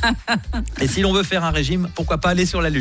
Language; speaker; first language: French; native; French